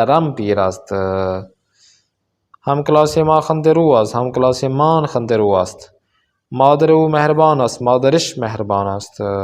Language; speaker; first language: Persian; non-native, fluent; Urdu